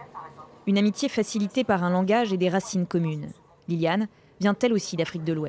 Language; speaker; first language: French; native; French